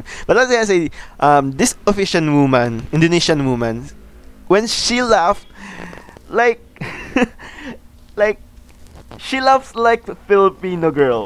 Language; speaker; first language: English; non-native, local second language; Cebuano